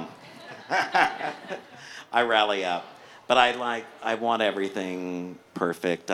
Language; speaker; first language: English; native; English